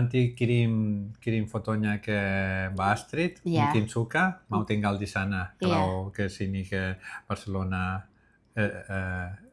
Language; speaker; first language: Indonesian; non-native, learner; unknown